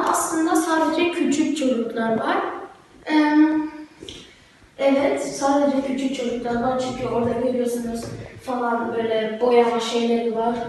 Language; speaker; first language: Turkish; early bilingual, heritage; Turkish